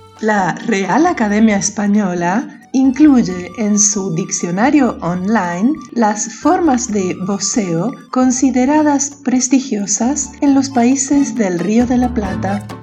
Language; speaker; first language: Spanish; native; Spanish